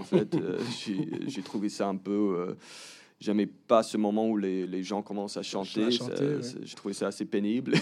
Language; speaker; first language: French; early bilingual, heritage; English